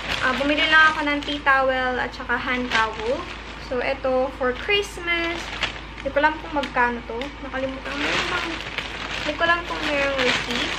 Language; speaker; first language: Filipino; native; Filipino